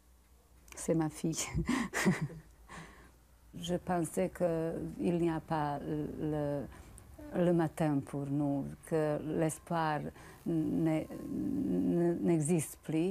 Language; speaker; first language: French; non-native, learner; Bosnian